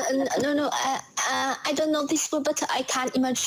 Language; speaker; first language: English; non-native, learner; Vietnamese